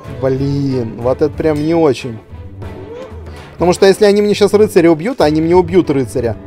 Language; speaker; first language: Russian; native; Russian